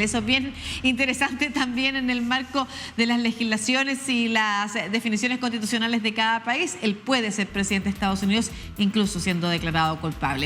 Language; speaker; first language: Spanish; native; Spanish